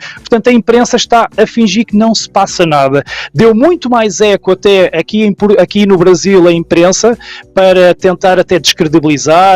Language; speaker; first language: Portuguese; native; Portuguese